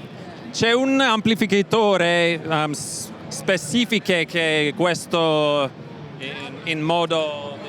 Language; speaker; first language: Italian; non-native, learner; English